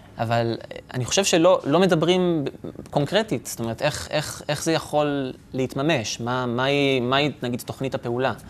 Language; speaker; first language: Hebrew; native; Hebrew